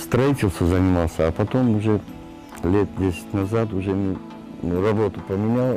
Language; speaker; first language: Russian; non-native, local second language; Georgian